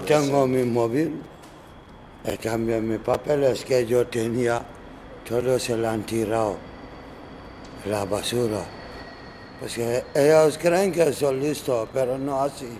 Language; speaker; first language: Spanish; non-native, learner; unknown